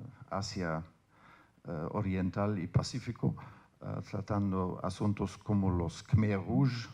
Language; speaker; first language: Spanish; non-native, fluent; German